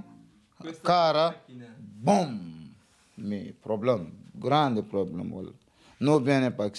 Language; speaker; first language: Italian; non-native, learner; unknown